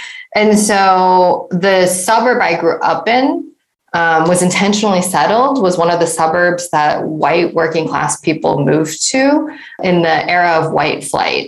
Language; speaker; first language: English; native; English